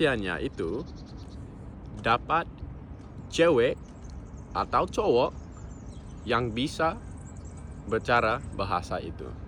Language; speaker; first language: Indonesian; non-native, fluent; English